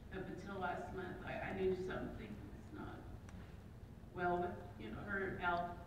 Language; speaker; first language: English; native; English